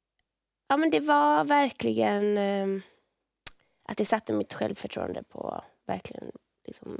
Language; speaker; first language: Swedish; native; Swedish